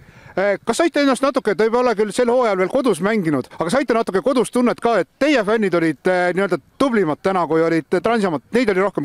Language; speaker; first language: Estonian; native; Estonian